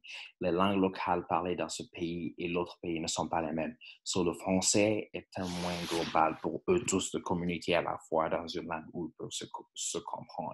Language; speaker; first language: French; non-native, fluent; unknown